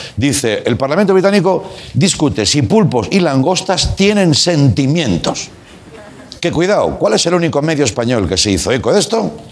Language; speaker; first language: Spanish; non-native, local second language; Catalan